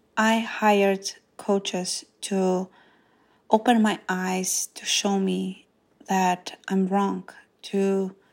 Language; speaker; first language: English; non-native, fluent; Macedonian